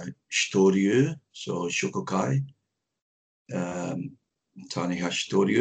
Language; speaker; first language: English; native; English